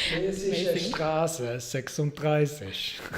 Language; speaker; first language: German; non-native, learner; Swedish